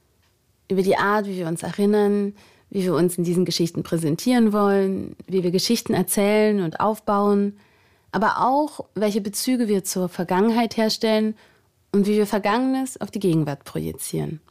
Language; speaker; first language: German; native; German